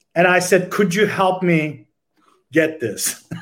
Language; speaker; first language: English; non-native, fluent; Turkish